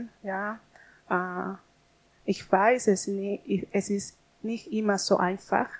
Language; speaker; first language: German; non-native, learner; Spanish